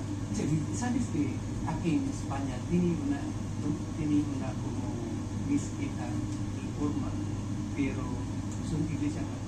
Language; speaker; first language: Spanish; non-native, learner; Filipino